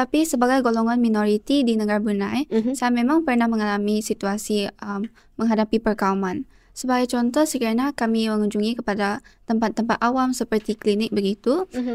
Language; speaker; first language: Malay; non-native, local second language; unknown